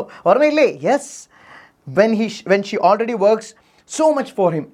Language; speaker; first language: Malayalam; native; Malayalam